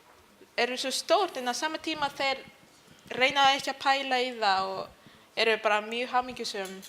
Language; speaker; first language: Icelandic; early bilingual, other home language; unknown